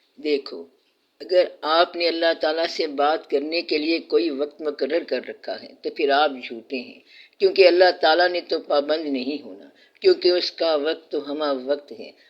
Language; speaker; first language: Urdu; non-native, local second language; Punjabi